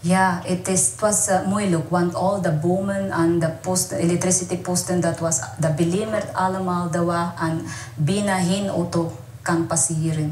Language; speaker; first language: Dutch; non-native, learner; Waray